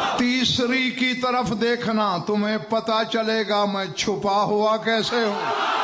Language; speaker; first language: Urdu; non-native, local second language; Saraiki